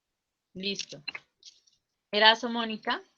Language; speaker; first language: Spanish; native; Spanish